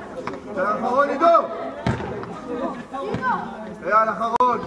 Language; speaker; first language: Hebrew; native; Hebrew